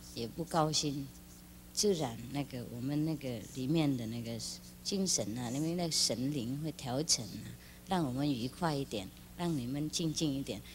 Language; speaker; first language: Chinese; non-native, fluent; Vietnamese